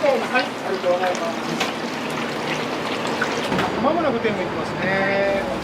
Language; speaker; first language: Japanese; native; Japanese